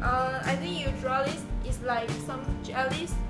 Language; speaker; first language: English; non-native, learner; Chinese